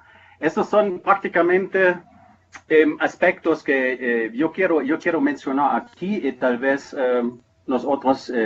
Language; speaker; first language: Spanish; non-native, fluent; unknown